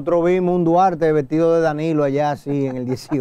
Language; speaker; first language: Spanish; native; Spanish